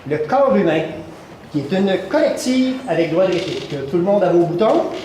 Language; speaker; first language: French; native; French